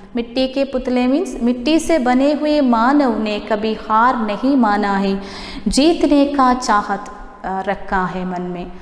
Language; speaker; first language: Hindi; non-native, local second language; Malayalam